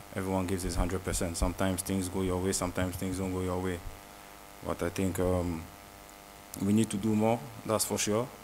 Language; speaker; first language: English; early bilingual, other home language; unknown